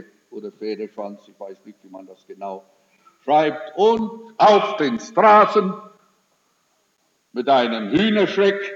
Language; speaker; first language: German; early bilingual, heritage; German